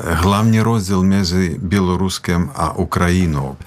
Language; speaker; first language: Czech; non-native, fluent; Belarusian